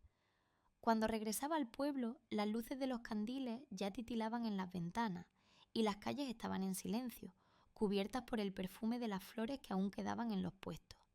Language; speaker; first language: Spanish; native; Spanish